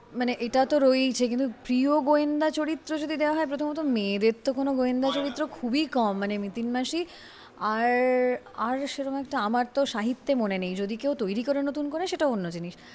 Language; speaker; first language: Bangla; native; Bangla